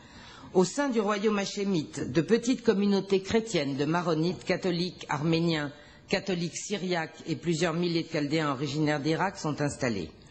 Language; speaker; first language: French; native; French